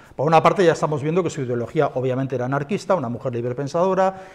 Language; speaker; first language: Spanish; native; Spanish